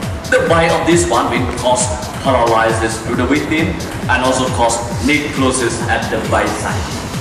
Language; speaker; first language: English; non-native, learner; Thai